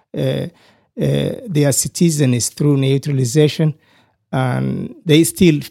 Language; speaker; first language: English; non-native, fluent; Somali